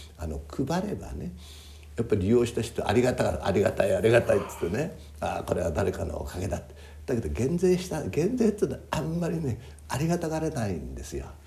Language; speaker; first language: Japanese; native; Japanese